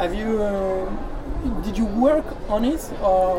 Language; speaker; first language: English; non-native, learner; French